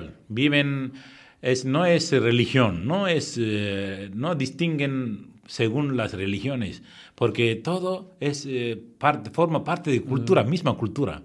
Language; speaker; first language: Spanish; non-native, fluent; Tamil